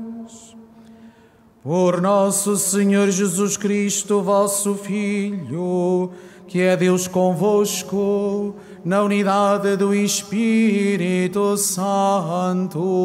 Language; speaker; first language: Portuguese; native; Portuguese